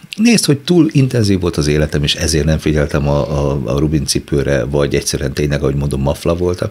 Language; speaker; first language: Hungarian; native; Hungarian